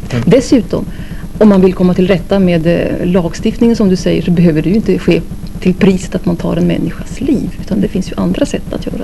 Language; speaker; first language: Swedish; native; Swedish